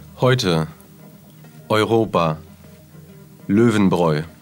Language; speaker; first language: German; non-native, fluent; Russian